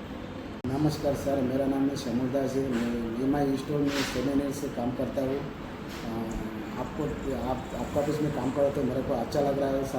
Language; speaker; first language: Hindi; non-native, local second language; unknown